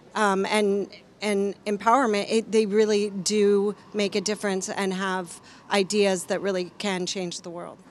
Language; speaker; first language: English; native; English